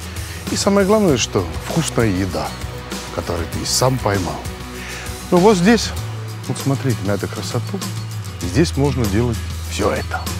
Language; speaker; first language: Russian; non-native, fluent; Finnish